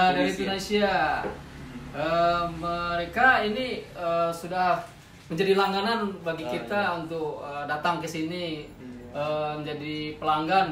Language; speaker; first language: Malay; non-native, local second language; Minangkabau